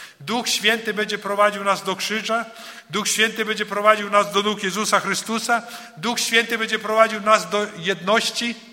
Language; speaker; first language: Polish; early bilingual, heritage; Polish